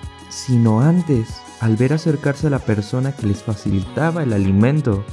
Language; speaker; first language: Spanish; native; Spanish